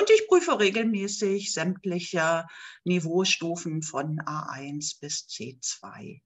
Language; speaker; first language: German; native; German